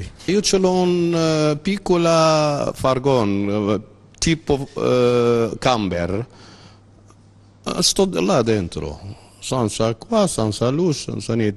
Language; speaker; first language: Italian; non-native, learner; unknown